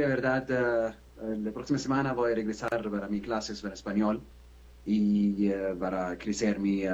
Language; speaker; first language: Spanish; non-native, learner; Arabic